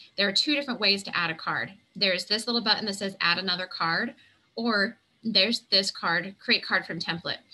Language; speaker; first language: English; native; English